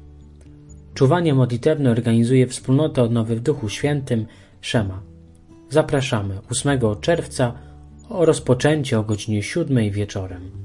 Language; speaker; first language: Polish; native; Polish